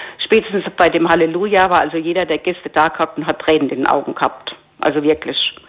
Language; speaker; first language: German; native; German